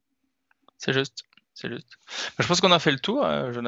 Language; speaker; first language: French; native; French